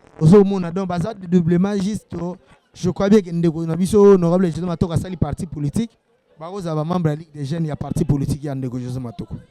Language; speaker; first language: Lingala; non-native, local second language; Kongo